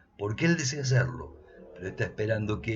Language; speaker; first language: Spanish; native; Spanish